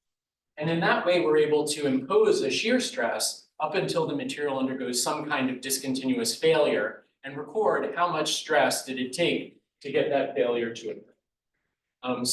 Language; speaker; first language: English; native; English